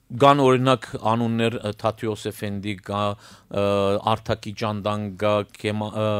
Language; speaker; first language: Armenian; early bilingual, heritage; Armenian